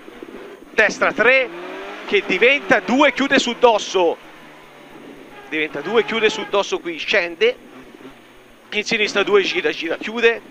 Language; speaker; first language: Italian; native; Italian